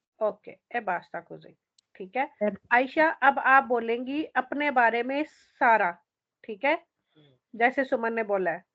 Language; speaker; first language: Urdu; native; Urdu